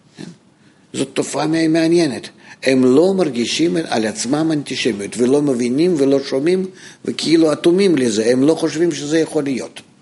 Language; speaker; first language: Hebrew; non-native, fluent; Russian